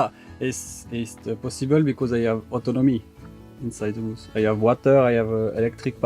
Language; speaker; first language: English; non-native, learner; French